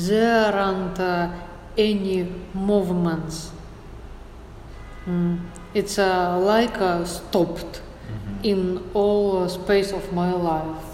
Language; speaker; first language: English; non-native, learner; Russian